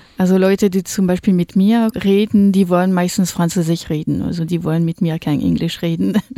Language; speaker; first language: German; non-native, fluent; French